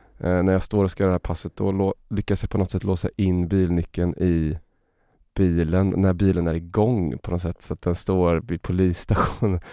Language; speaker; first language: Swedish; native; Swedish